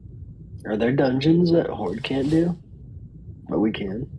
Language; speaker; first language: English; native; English